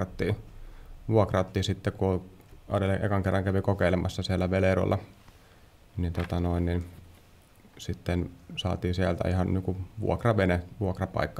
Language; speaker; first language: Finnish; native; Finnish